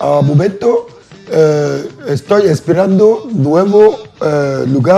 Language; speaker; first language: Spanish; non-native, learner; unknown